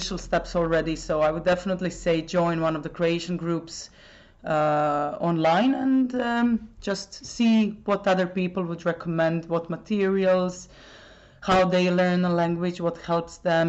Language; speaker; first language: English; non-native, fluent; Croatian